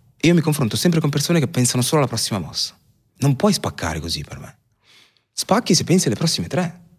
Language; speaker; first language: Italian; early bilingual, other home language; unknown